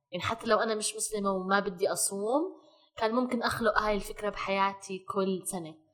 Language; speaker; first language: Arabic; native; Arabic